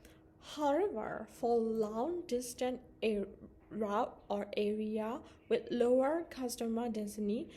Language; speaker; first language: English; non-native, learner; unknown